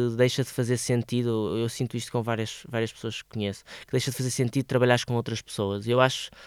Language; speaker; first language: Portuguese; native; Portuguese